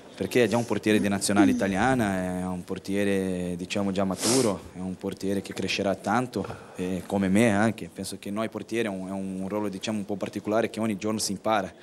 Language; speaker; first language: Italian; non-native, fluent; Portuguese